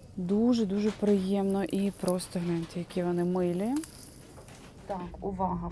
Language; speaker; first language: Ukrainian; non-native, local second language; Russian